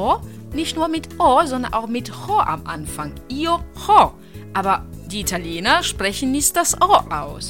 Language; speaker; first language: German; non-native, fluent; Italian